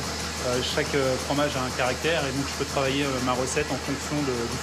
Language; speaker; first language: French; native; French